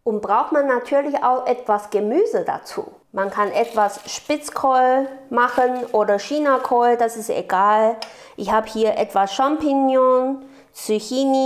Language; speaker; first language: German; non-native, learner; Chinese